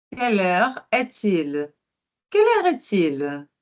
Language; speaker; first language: French; non-native, fluent; Portuguese